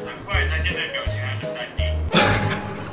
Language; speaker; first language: Chinese; native; Chinese